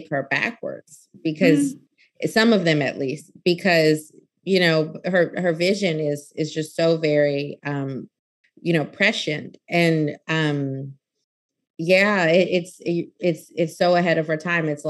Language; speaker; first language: English; native; English